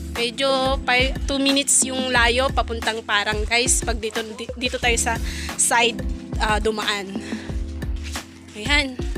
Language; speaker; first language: Filipino; non-native, local second language; Masbatenyo